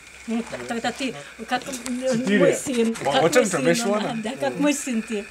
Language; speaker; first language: Russian; non-native, local second language; Bashkir